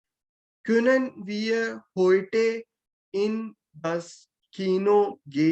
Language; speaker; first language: German; non-native, fluent; Hindi